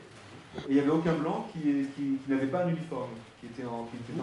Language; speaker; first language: French; native; French